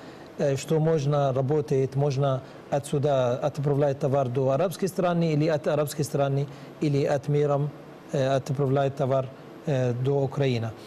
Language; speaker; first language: Russian; non-native, learner; Arabic